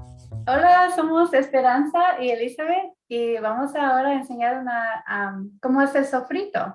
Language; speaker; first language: Spanish; early bilingual, heritage; Spanish